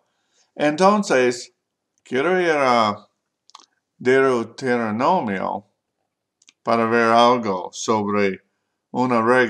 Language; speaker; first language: Spanish; non-native, learner; English